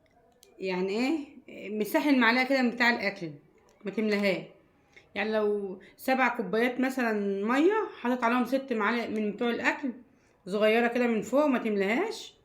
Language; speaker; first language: Arabic; native; Arabic